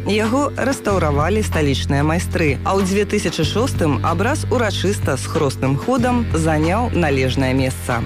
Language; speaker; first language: Belarusian; non-native, local second language; Russian